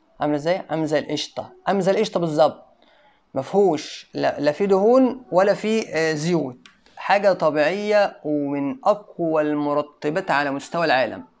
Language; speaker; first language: Arabic; native; Arabic